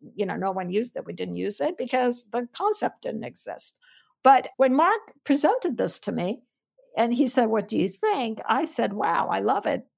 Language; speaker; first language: English; non-native, fluent; Armenian